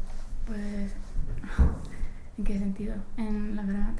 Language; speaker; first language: Spanish; non-native, fluent; English